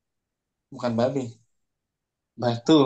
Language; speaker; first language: Indonesian; native; Indonesian